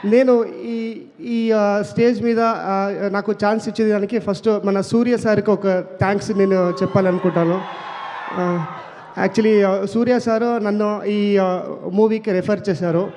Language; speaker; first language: Telugu; non-native, learner; Kannada